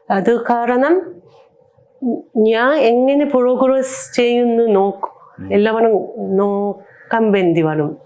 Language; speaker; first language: Malayalam; non-native, learner; Japanese